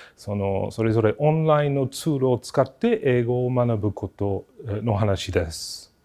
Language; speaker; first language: Japanese; non-native, fluent; English